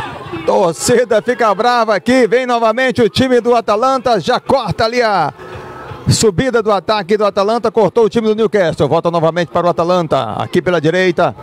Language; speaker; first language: Portuguese; native; Portuguese